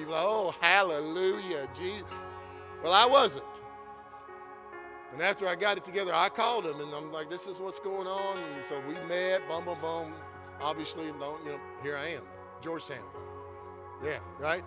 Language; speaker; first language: English; native; English